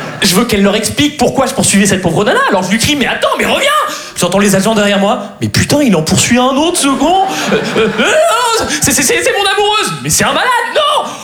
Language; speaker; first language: French; native; French